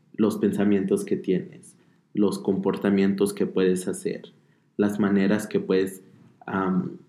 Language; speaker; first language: Spanish; early bilingual, heritage; Spanish